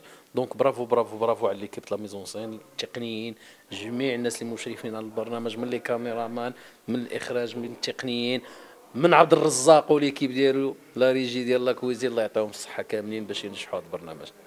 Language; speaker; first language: Arabic; native; Arabic